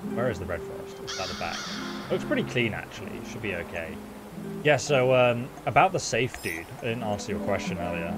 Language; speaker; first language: English; native; English